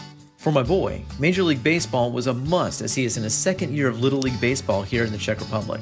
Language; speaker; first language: English; native; English